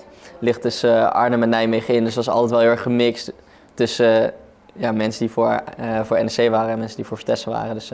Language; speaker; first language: Dutch; native; Dutch